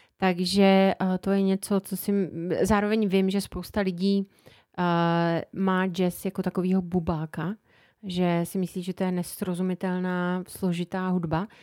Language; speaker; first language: Czech; native; Czech